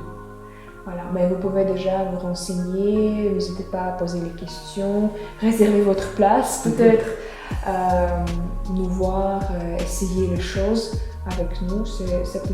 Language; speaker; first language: French; non-native, fluent; Russian